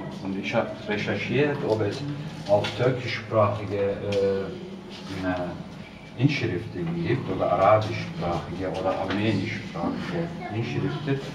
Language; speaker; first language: German; non-native, fluent; Turkish